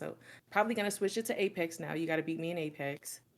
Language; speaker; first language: English; native; English